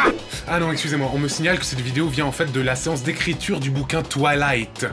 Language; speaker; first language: French; native; French